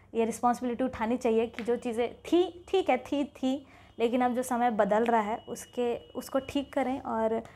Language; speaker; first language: Hindi; native; Hindi